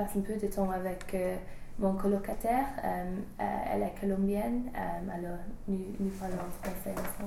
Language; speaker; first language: French; non-native, fluent; English